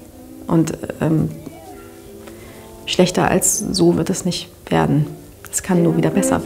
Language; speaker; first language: German; native; German